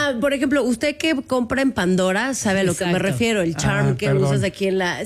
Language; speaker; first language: Spanish; native; Spanish